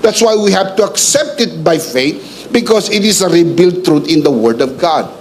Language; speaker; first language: English; non-native, local second language; Filipino